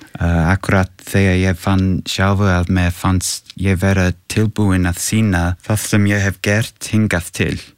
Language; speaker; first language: Icelandic; non-native, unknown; English